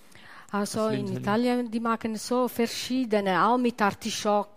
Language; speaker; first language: German; non-native, learner; Italian